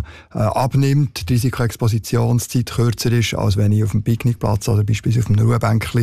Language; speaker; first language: German; native; German